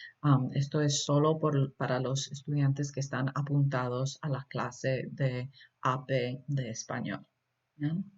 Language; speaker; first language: Spanish; early bilingual, heritage; Spanish